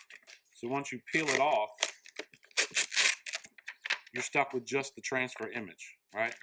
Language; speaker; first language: English; native; English